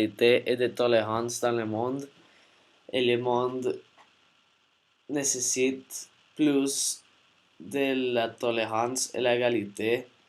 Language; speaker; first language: French; non-native, learner; Spanish